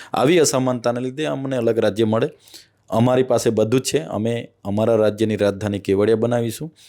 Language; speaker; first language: Gujarati; non-native, local second language; Vasavi